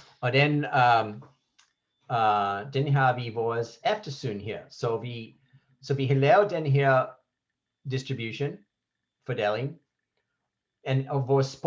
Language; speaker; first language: Danish; non-native, fluent; English